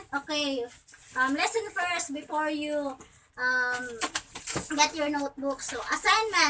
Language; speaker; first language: English; non-native, local second language; Cebuano